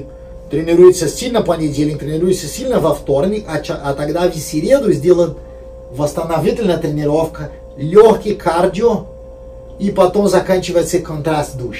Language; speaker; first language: Russian; non-native, learner; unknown